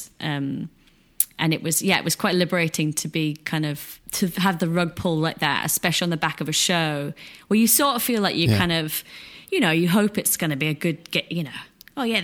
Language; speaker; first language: English; native; English